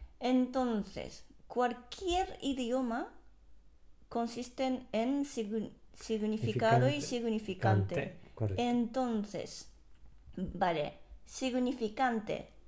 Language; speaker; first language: Spanish; non-native, fluent; Japanese